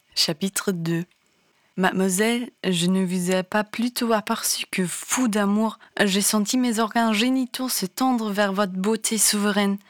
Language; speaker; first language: French; non-native, fluent; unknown